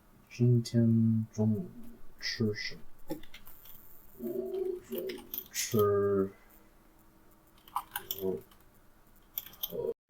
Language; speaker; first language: Chinese; non-native, learner; English